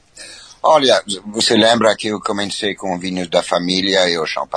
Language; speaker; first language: Portuguese; non-native, fluent; French